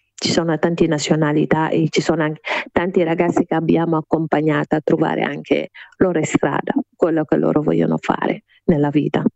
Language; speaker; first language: Italian; non-native, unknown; Wolof